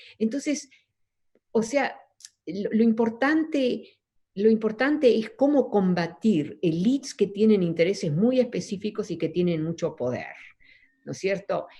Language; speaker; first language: Spanish; early bilingual, other home language; Dutch